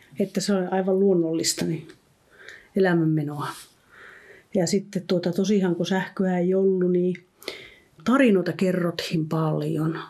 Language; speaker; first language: Finnish; native; Finnish